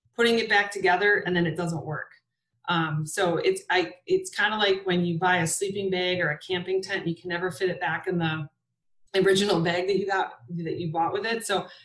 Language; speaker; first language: English; native; English